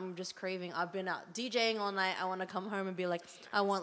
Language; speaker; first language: English; native; English